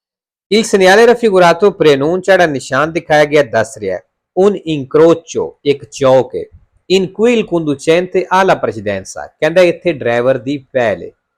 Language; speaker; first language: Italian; non-native, fluent; Punjabi